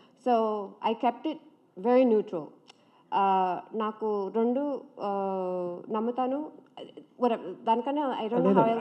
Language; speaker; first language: Telugu; early bilingual, heritage; Telugu